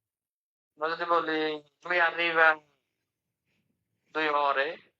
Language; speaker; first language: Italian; non-native, learner; Bangla